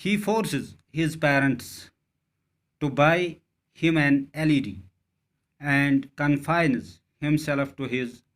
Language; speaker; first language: English; non-native, local second language; Urdu